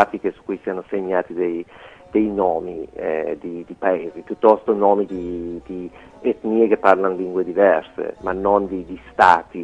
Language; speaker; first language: Italian; non-native, fluent; Persian